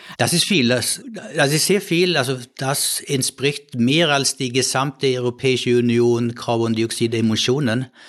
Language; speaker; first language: German; non-native, fluent; Swedish